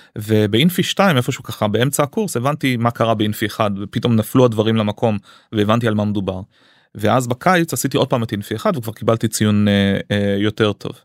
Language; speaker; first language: Hebrew; early bilingual, other home language; English